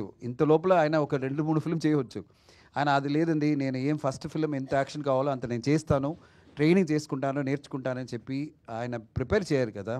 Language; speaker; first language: Telugu; non-native, fluent; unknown